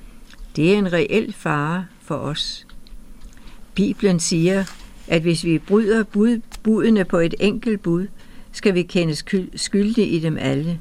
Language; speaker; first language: Danish; native; Danish